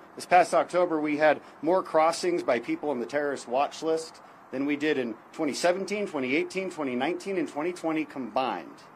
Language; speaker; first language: English; native; English